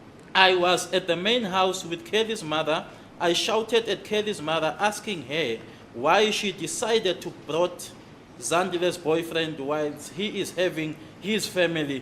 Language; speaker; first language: English; non-native, local second language; Zulu